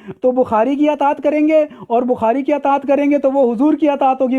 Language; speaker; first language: Urdu; native; Urdu